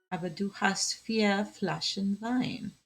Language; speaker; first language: German; non-native, learner; English